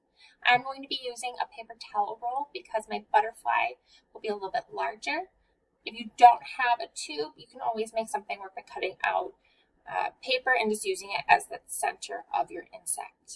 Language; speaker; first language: English; native; English